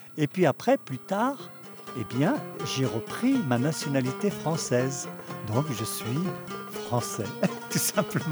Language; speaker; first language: French; early bilingual, other home language; Kabyle